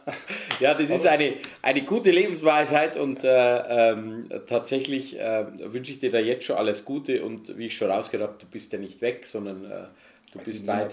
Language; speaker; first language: German; native; German